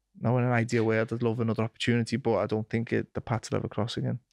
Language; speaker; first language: English; native; English